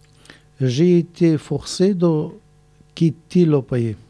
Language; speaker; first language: French; non-native, learner; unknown